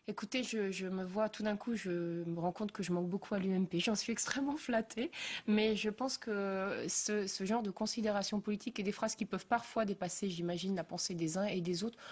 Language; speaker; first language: French; native; French